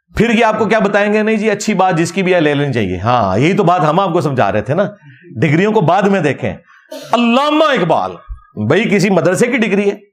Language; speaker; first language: Urdu; native; Urdu